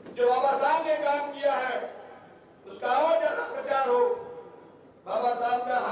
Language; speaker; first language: Hindi; non-native, local second language; Lambadi